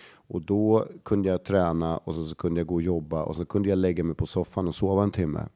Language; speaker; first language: Swedish; native; Swedish